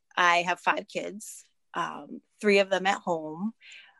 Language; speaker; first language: English; native; English